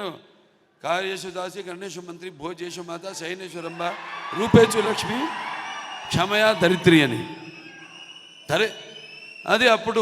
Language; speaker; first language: Telugu; native; Telugu